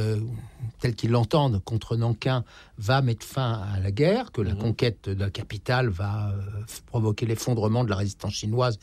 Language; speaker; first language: French; native; French